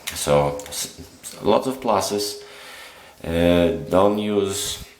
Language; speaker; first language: English; non-native, fluent; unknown